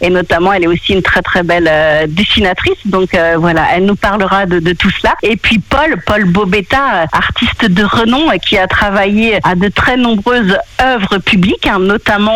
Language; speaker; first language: French; native; French